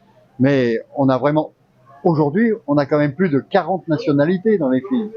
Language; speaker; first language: French; native; French